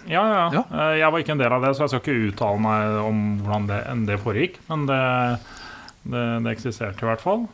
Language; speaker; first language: Norwegian; native; Norwegian